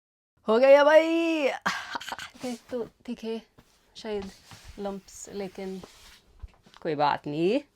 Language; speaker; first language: Hindi; non-native, learner; English